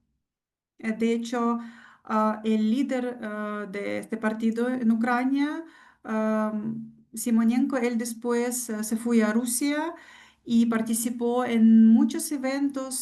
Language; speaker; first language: Spanish; non-native, fluent; Ukrainian